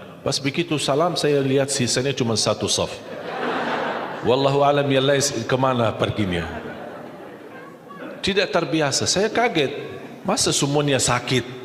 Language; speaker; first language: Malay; non-native, fluent; Arabic